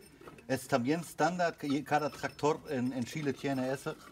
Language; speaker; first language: Spanish; non-native, learner; German